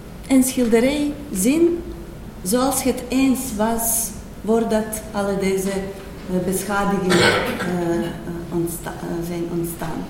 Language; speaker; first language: Dutch; non-native, fluent; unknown